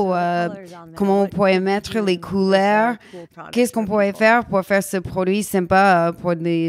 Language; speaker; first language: French; non-native, learner; English